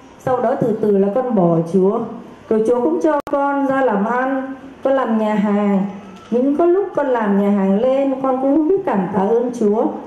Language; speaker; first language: Vietnamese; native; Vietnamese